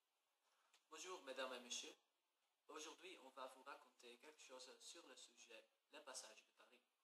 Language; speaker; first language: French; non-native, learner; Dutch